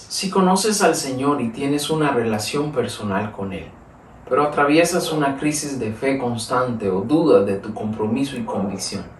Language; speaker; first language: Spanish; native; Spanish